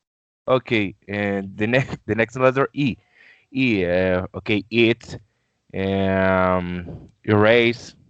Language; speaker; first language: English; non-native, learner; Spanish